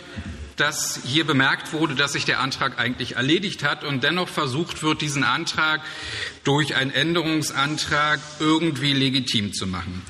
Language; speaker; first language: German; native; German